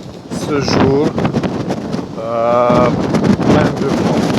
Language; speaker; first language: French; non-native, fluent; Hungarian